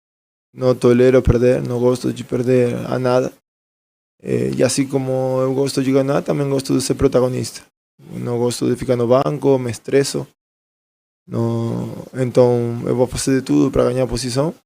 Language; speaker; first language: Portuguese; non-native, fluent; Spanish